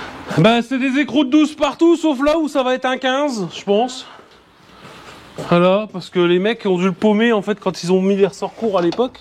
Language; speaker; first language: French; native; French